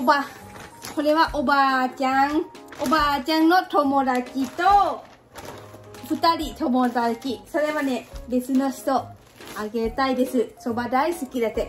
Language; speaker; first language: Japanese; non-native, learner; Lao